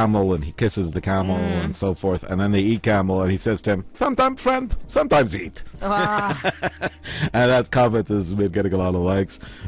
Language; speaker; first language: English; non-native, fluent; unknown